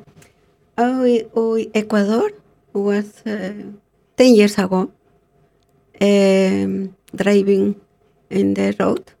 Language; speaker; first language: English; non-native, learner; Spanish